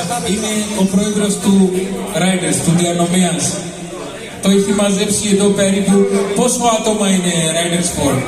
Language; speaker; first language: Greek; non-native, fluent; Urdu